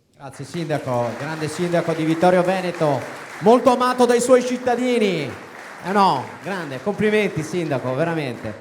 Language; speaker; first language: Italian; native; Italian